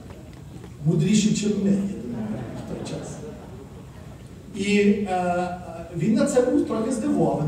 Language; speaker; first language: Ukrainian; early bilingual, heritage; Ukrainian